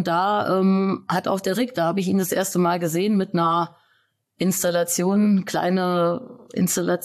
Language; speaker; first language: German; native; German